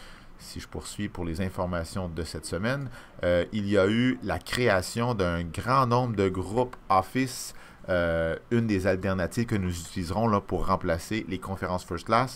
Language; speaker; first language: French; native; French